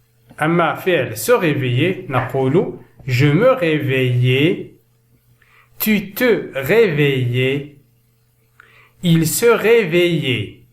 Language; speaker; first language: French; non-native, local second language; Arabic